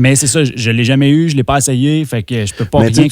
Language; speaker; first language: French; native; French